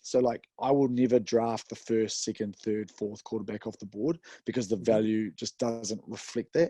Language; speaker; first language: English; native; English